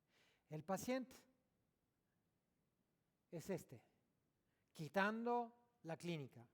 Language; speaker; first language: Spanish; non-native, learner; French